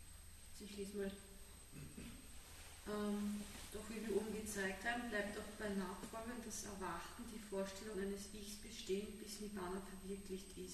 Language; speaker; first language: German; native; German